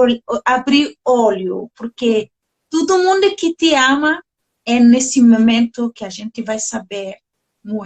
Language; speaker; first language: Portuguese; non-native, learner; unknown